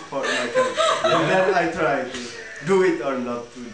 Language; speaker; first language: English; non-native, learner; Czech